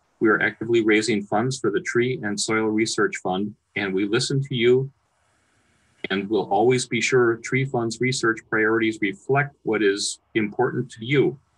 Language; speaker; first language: English; native; English